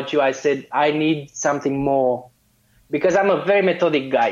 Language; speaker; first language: English; non-native, fluent; Romanian